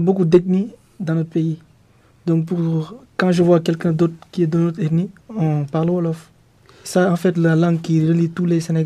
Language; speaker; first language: French; non-native, local second language; Wolof